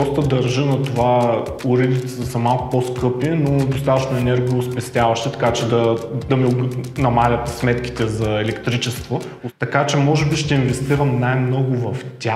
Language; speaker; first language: Bulgarian; native; Bulgarian